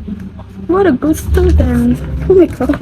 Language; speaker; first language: English; non-native, learner; Khmer